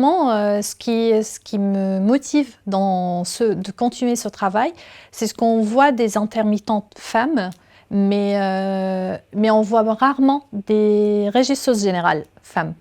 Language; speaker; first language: French; non-native, fluent; Arabic